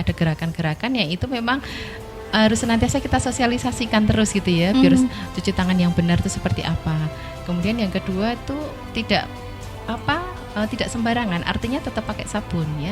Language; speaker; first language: Indonesian; native; Indonesian